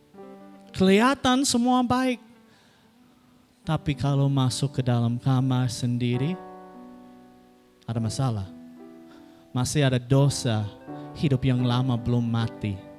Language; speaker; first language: Indonesian; non-native, fluent; English